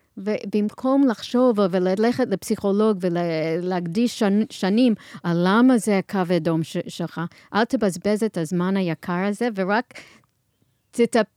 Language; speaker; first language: Hebrew; non-native, fluent; English